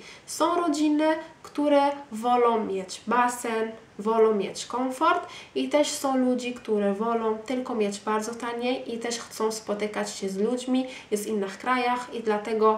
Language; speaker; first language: Polish; non-native, fluent; Arabic